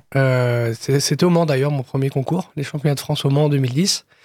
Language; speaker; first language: French; native; French